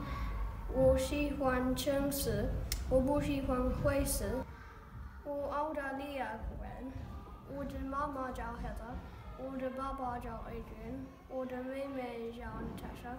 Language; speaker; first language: Chinese; non-native, learner; English